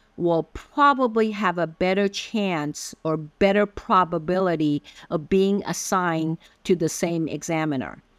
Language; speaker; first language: English; early bilingual, other home language; Min Nan Chinese